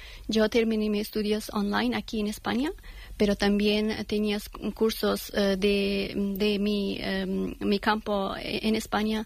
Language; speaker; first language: Spanish; non-native, learner; Persian